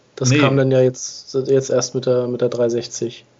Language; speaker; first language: German; non-native, fluent; English